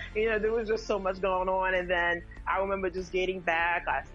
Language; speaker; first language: English; early bilingual, other home language; Haitian Creole